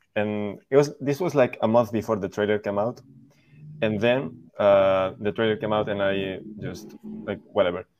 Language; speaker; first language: English; non-native, fluent; Spanish